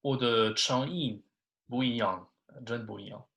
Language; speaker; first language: Chinese; non-native, learner; French